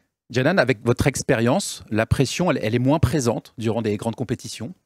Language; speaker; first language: French; native; French